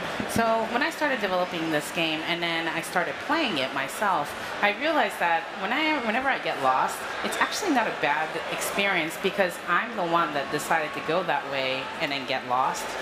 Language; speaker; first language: English; non-native, fluent; Japanese